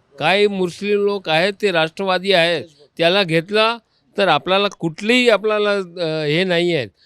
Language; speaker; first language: Marathi; non-native, local second language; Gujarati